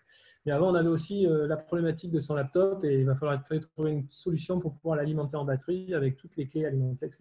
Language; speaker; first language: French; native; French